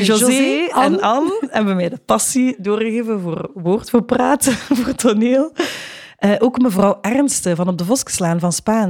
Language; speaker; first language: Dutch; native; Dutch